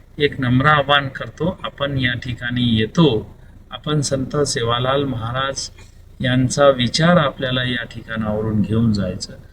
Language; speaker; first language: Marathi; non-native, local second language; Lambadi